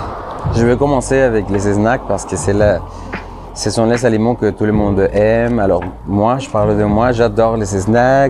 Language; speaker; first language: French; non-native, fluent; Spanish